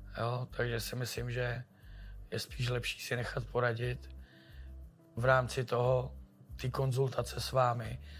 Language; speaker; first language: Czech; native; Czech